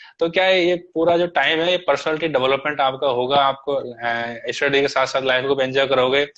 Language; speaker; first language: Hindi; native; Hindi